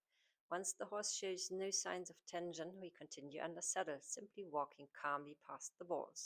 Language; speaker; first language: English; non-native, fluent; German